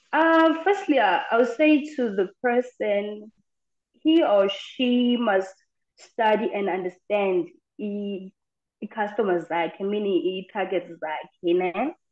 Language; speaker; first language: English; non-native, local second language; Xhosa